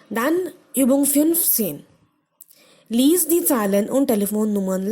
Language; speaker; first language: German; non-native, fluent; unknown